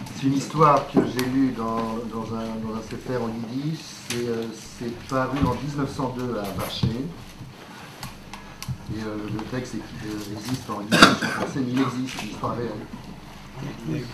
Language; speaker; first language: French; native; French